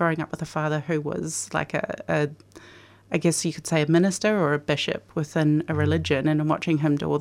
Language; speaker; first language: English; native; English